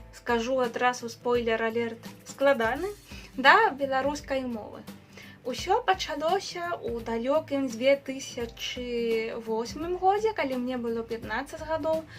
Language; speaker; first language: Belarusian; non-native, fluent; Spanish